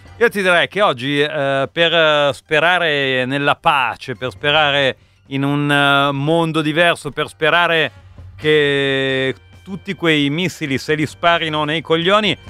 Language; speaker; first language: Italian; native; Italian